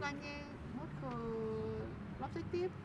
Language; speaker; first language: French; non-native, learner; Vietnamese